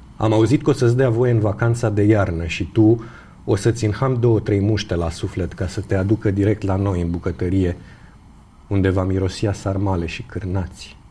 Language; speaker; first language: Romanian; native; Romanian